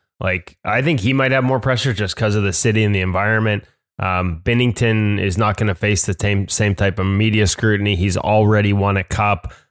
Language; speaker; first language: English; native; English